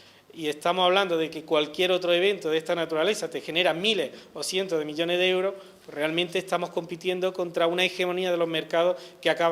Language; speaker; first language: Spanish; native; Spanish